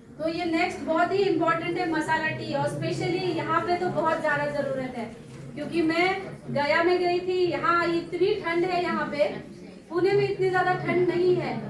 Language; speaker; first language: Hindi; non-native, local second language; Marathi